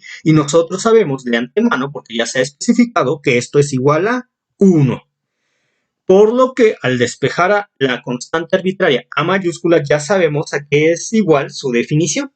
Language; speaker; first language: Spanish; native; Spanish